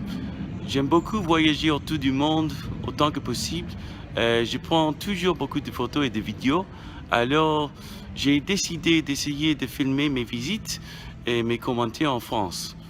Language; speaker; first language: French; non-native, fluent; English